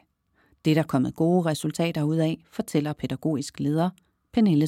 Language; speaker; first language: Danish; native; Danish